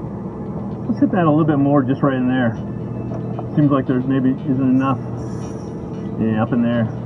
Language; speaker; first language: English; native; English